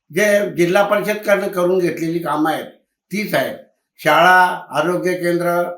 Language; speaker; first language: Marathi; native; Marathi